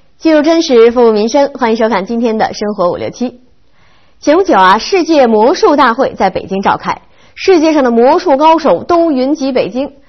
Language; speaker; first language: Chinese; native; Chinese